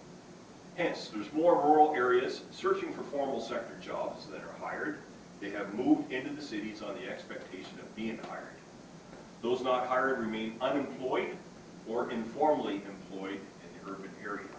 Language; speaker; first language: English; native; English